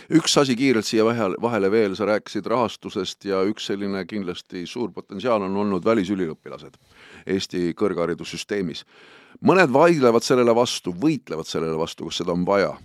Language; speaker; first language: Estonian; native; Estonian